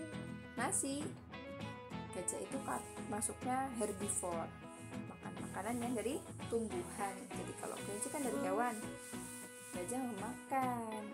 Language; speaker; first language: Indonesian; native; Indonesian